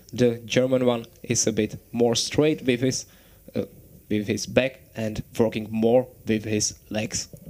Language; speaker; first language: English; non-native, fluent; Czech